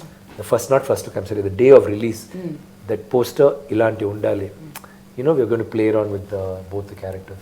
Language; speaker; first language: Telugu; non-native, learner; Tamil